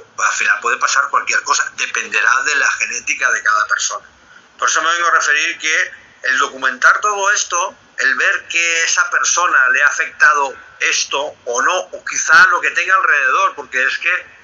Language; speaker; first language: Spanish; native; Spanish